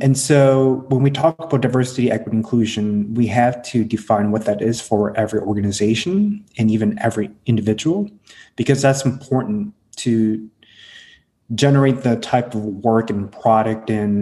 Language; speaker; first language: English; early bilingual, other home language; Hmong